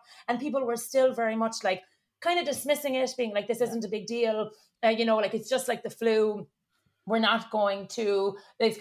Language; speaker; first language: English; native; English